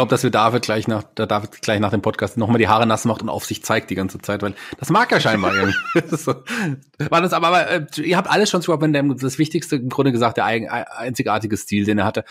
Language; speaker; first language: German; native; German